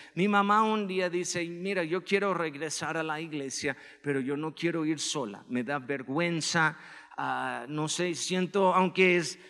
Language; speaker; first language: Spanish; non-native, fluent; English